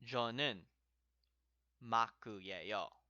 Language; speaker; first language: Korean; non-native, learner; English